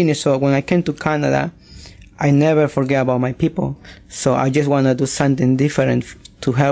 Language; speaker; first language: English; non-native, learner; Spanish